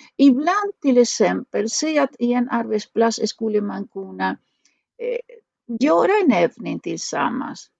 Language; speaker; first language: Swedish; non-native, fluent; Spanish